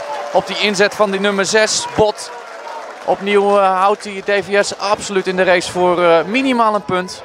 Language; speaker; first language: Dutch; native; Dutch